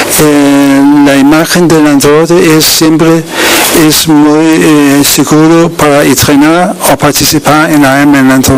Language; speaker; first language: Spanish; non-native, learner; Danish